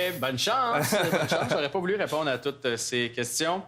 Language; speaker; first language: French; native; French